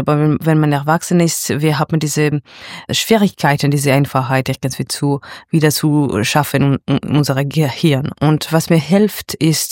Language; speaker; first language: German; non-native, fluent; Georgian